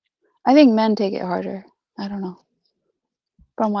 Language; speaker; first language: English; native; English